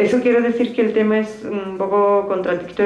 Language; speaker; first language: Spanish; native; Spanish